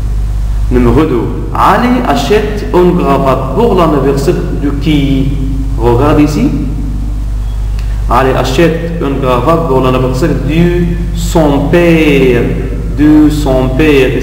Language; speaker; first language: French; non-native, fluent; Arabic